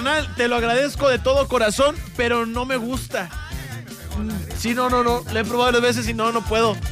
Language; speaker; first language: Spanish; native; Spanish